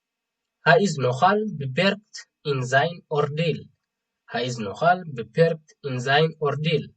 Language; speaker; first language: Dutch; non-native, fluent; Tigrinya